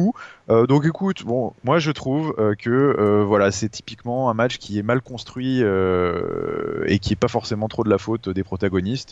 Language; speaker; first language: French; native; French